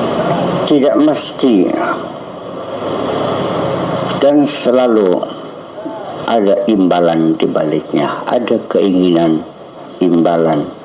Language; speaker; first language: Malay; non-native, local second language; Javanese